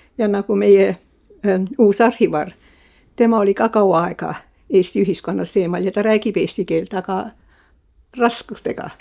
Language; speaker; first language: Estonian; early bilingual, heritage; Estonian